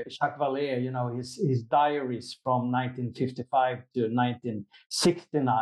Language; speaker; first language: English; non-native, fluent; Swedish